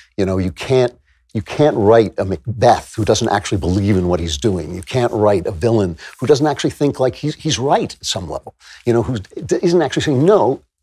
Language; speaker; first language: English; native; English